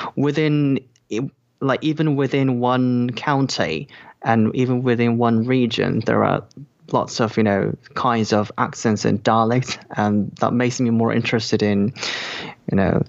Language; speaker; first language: English; non-native, fluent; Korean